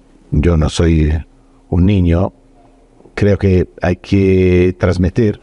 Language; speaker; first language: Spanish; non-native, fluent; Italian